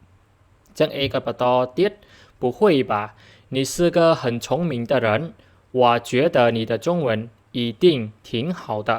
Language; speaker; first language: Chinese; non-native, fluent; Khmer